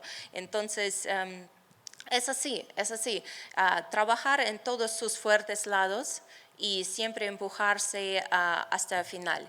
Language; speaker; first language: Spanish; non-native, fluent; Russian